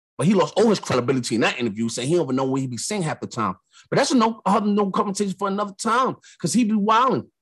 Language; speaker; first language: English; native; English